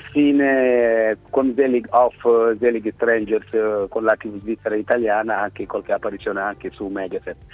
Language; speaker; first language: Italian; non-native, fluent; Wolof